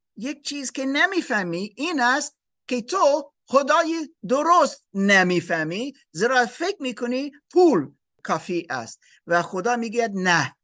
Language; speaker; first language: Persian; non-native, learner; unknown